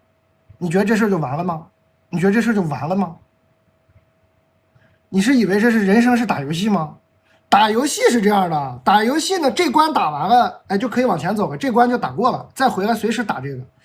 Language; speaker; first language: Chinese; native; Chinese